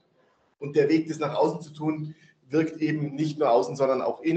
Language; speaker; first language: German; native; German